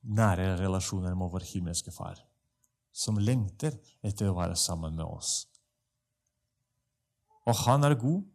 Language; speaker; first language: Norwegian; non-native, fluent; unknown